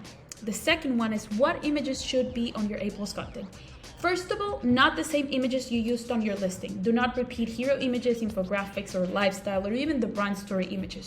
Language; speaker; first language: English; non-native, local second language; Spanish